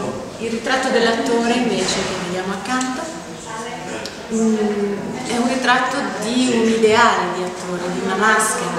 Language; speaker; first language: Italian; native; Italian